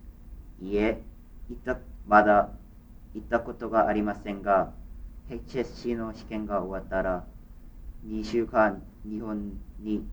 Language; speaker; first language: Japanese; non-native, learner; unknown